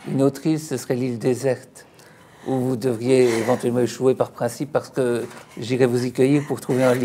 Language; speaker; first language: French; native; French